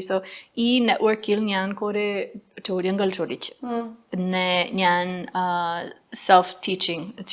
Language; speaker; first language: Malayalam; non-native, learner; English